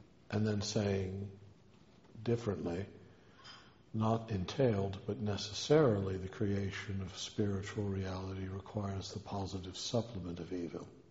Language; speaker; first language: English; native; English